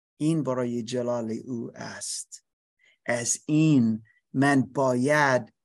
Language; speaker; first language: Persian; non-native, learner; English